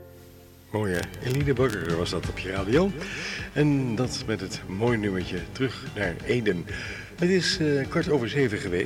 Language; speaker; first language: Dutch; native; Dutch